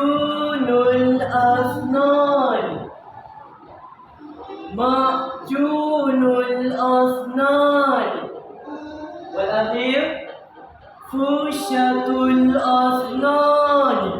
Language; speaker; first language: Arabic; non-native, learner; Malay